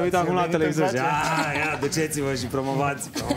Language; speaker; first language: Romanian; native; Romanian